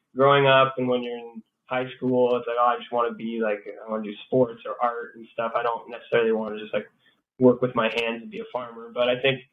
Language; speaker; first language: English; native; English